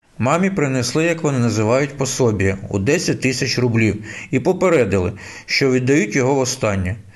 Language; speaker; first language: Ukrainian; native; Ukrainian